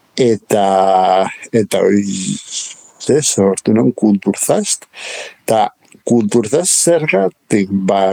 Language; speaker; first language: Basque; native; Basque